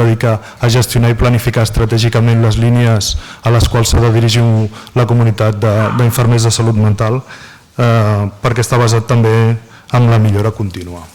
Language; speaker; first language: Catalan; native; Catalan